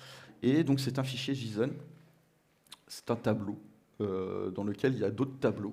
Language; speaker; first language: French; native; French